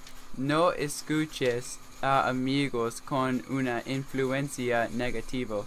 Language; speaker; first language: Spanish; non-native, learner; English